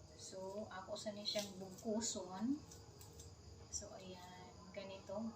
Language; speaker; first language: Filipino; non-native, local second language; Cebuano